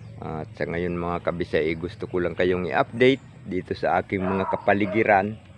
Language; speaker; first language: Filipino; non-native, local second language; Cebuano